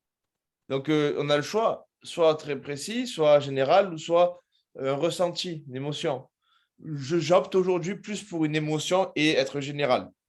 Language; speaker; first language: French; native; French